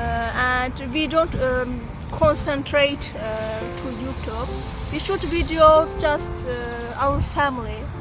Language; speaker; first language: English; non-native, learner; Azerbaijani